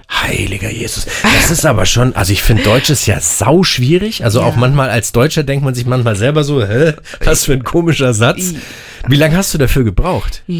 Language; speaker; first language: German; native; German